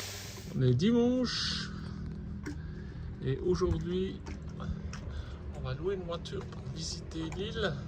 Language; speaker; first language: French; native; French